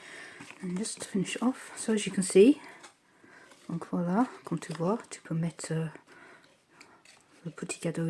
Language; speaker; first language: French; non-native, learner; English